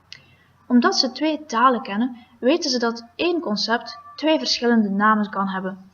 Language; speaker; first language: Dutch; native; Dutch